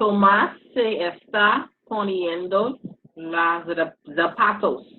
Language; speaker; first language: Spanish; non-native, learner; English